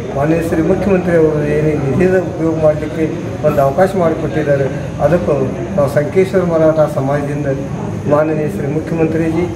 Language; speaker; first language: Kannada; non-native, local second language; Marathi